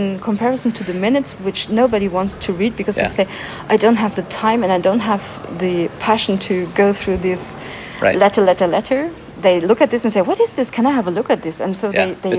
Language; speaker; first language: English; non-native, fluent; German